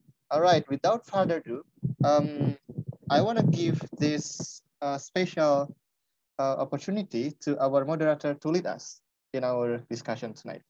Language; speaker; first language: English; non-native, fluent; Indonesian